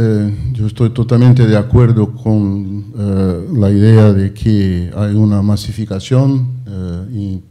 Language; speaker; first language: Spanish; non-native, fluent; Portuguese